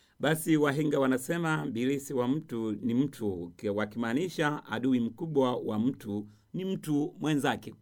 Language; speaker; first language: Swahili; non-native, local second language; Rundi